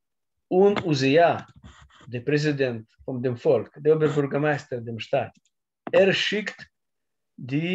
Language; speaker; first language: German; non-native, learner; Russian